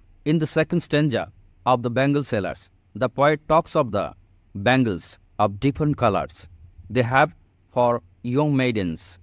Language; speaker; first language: English; non-native, local second language; Bangla